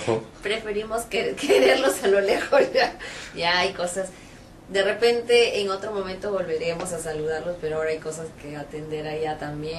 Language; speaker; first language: Spanish; native; Spanish